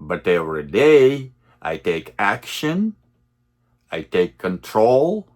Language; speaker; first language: English; non-native, fluent; Russian